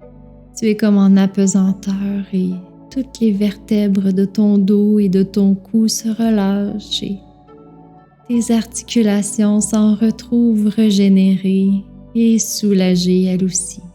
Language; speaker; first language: French; native; French